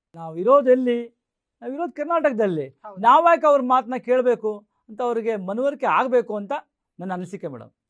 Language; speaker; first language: Kannada; non-native, local second language; Marathi